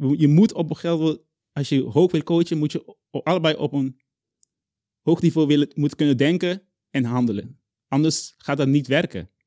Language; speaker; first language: Dutch; non-native, local second language; Papiamento